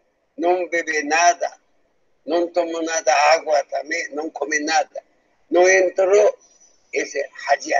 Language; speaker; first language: Portuguese; non-native, learner; Japanese